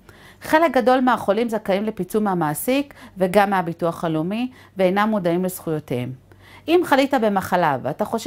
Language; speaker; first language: Hebrew; native; Hebrew